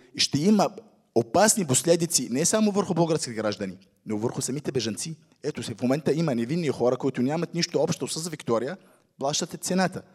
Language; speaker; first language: Bulgarian; non-native, fluent; Arabic